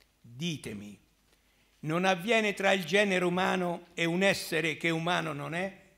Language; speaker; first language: Italian; native; Italian